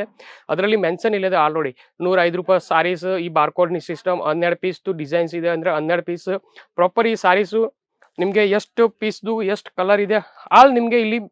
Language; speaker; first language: Kannada; non-native, local second language; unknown